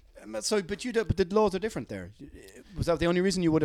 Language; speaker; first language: English; native; English